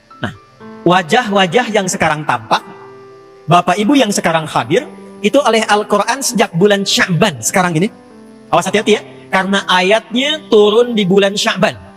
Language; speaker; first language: Indonesian; native; Indonesian